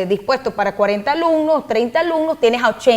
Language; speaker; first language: Spanish; native; Spanish